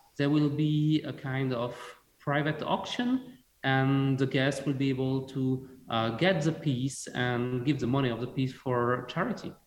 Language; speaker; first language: English; non-native, fluent; French